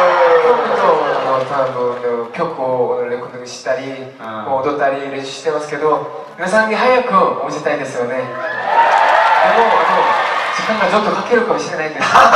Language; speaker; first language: Japanese; non-native, fluent; Korean